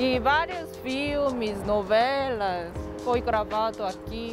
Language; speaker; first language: Portuguese; non-native, learner; Korean